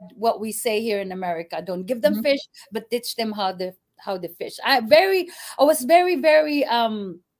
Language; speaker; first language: English; non-native, local second language; Cebuano